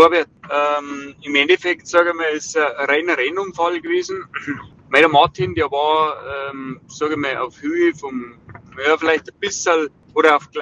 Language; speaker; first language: German; native; German